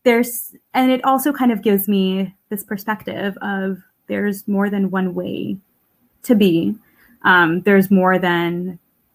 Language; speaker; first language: English; early bilingual, other home language; Russian